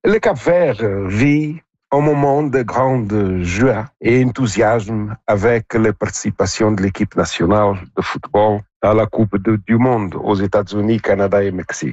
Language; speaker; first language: French; non-native, local second language; Portuguese